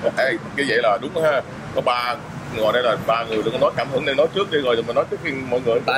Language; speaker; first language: Vietnamese; early bilingual, heritage; Vietnamese